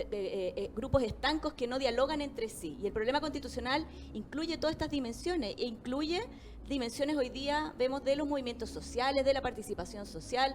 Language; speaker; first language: Spanish; native; Spanish